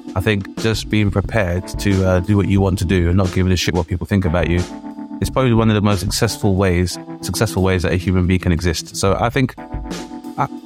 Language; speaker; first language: English; native; English